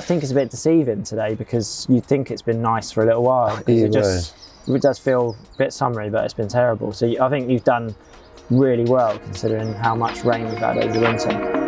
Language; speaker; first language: English; native; English